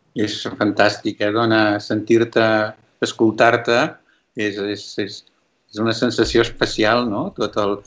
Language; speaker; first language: Catalan; native; Catalan